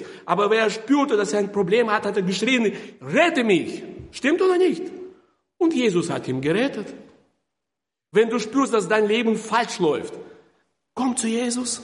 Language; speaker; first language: German; non-native, fluent; Russian